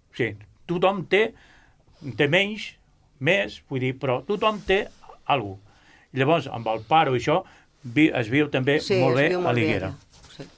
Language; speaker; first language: Catalan; non-native, local second language; Spanish